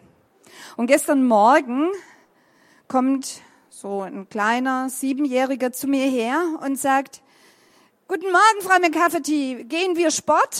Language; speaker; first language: German; native; German